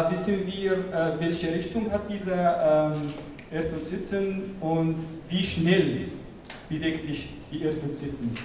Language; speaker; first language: German; non-native, fluent; Arabic